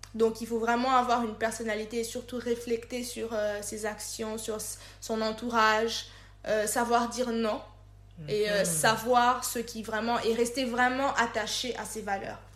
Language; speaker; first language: French; non-native, local second language; Lingala